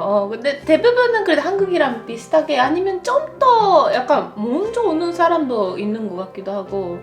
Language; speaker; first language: Korean; non-native, fluent; Japanese